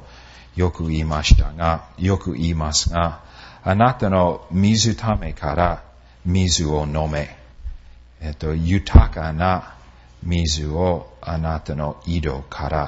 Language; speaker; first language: Japanese; non-native, fluent; English